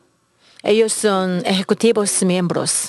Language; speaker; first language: Spanish; non-native, learner; Korean